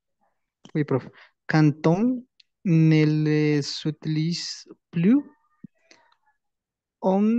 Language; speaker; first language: French; non-native, learner; Spanish